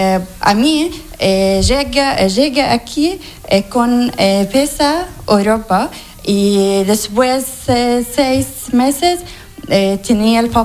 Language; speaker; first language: Spanish; non-native, learner; Arabic